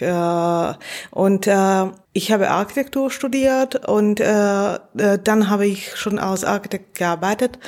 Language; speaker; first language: German; non-native, learner; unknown